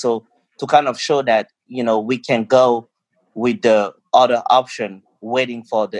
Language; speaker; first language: English; non-native, local second language; French